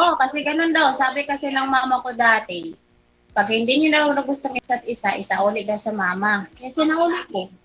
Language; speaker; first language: Filipino; non-native, local second language; Cebuano